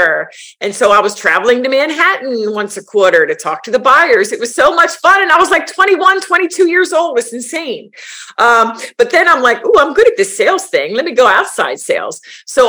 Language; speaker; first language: English; native; English